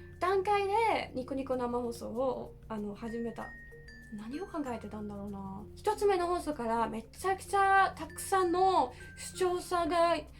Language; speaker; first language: Japanese; non-native, fluent; German